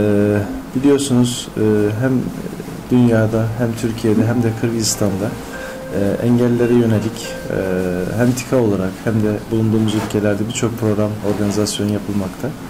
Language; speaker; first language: Turkish; native; Turkish